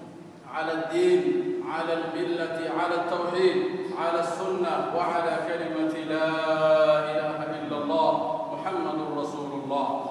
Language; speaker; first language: Arabic; non-native, local second language; Somali